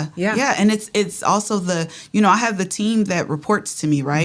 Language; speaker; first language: English; native; English